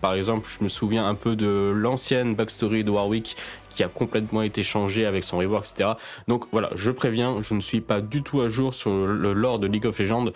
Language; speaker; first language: French; native; French